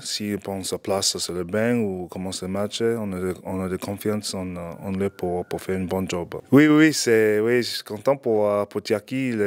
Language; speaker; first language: French; non-native, fluent; English